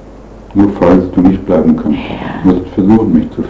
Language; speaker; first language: German; native; German